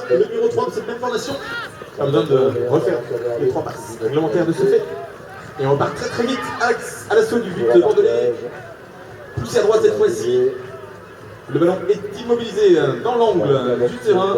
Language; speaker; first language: French; native; French